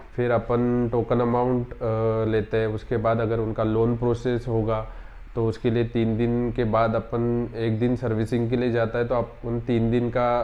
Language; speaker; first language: Hindi; non-native, local second language; Marathi